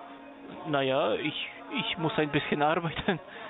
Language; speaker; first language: German; non-native, fluent; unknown